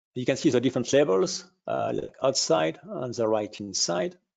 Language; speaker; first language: English; non-native, fluent; French